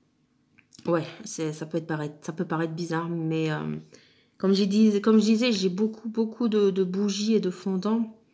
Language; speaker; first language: French; native; French